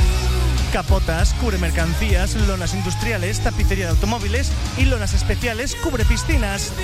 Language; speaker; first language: Spanish; native; Spanish